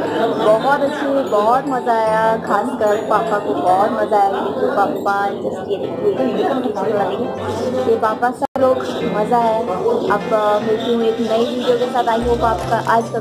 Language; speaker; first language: Hindi; native; Hindi